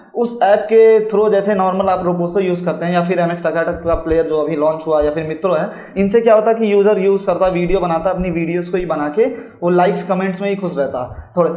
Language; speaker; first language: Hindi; native; Hindi